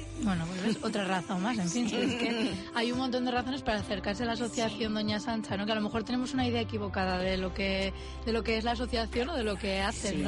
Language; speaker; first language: Spanish; native; Spanish